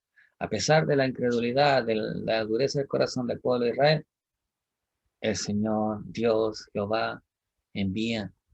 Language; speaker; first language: Spanish; native; Spanish